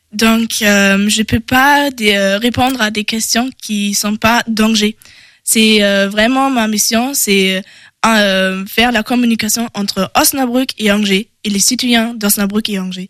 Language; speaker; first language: French; non-native, learner; German